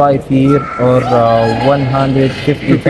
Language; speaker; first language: English; non-native, learner; Arabic